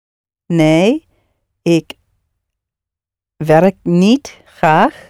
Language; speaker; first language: Dutch; non-native, learner; English